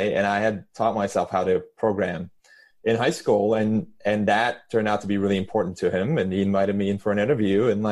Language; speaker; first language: English; non-native, fluent; Turkish